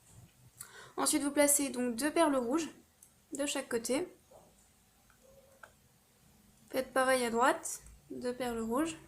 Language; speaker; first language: French; native; French